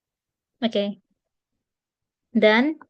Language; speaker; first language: English; non-native, fluent; Indonesian